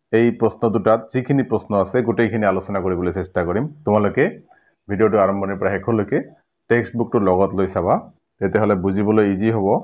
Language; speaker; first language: Assamese; non-native, local second language; Bangla